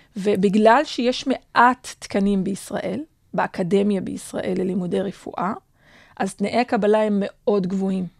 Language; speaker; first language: Hebrew; native; Hebrew